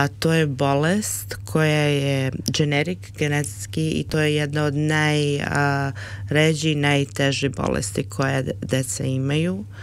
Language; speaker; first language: Serbian; early bilingual, heritage; Serbian